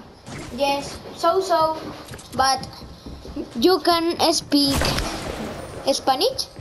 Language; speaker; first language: English; non-native, learner; Spanish